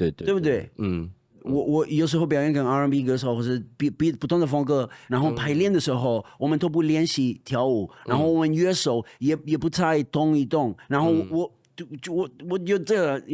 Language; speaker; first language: Chinese; non-native, fluent; Spanish